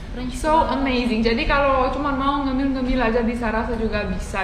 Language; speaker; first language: Indonesian; non-native, fluent; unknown